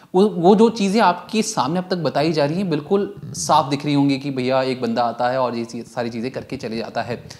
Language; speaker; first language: Hindi; native; Hindi